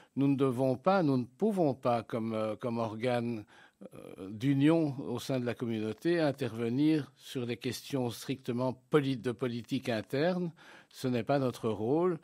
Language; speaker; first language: French; native; French